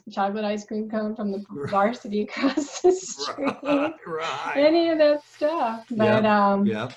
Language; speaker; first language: English; native; English